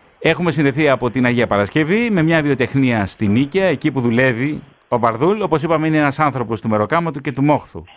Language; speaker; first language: Greek; native; Greek